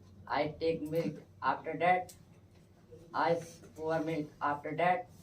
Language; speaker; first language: English; non-native, learner; Hindi